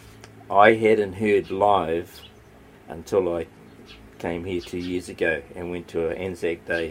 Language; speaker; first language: English; native; English